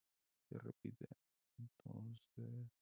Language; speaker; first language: Spanish; native; Spanish